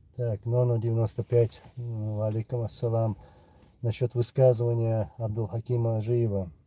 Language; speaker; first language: Russian; non-native, local second language; Chechen